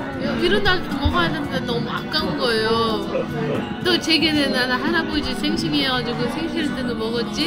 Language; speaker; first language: Korean; non-native, fluent; Uzbek